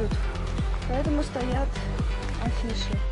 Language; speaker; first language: Russian; native; Russian